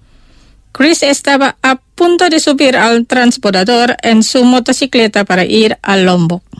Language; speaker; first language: Spanish; non-native, fluent; Indonesian